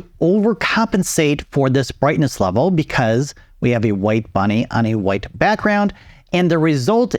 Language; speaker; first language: English; native; English